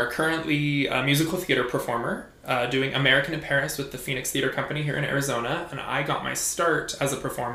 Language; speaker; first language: English; native; English